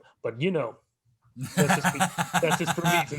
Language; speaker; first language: English; native; English